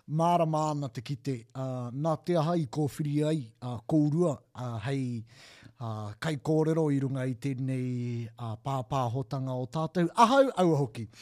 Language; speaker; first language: Māori; non-native, local second language; English